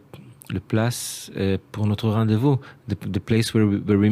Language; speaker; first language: French; non-native, learner; Hebrew